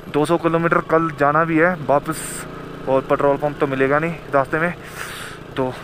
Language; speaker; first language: Hindi; native; Hindi